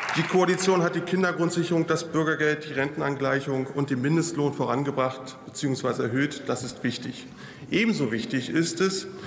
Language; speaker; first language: German; native; German